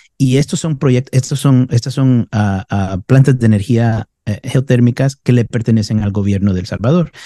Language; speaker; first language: Spanish; native; Spanish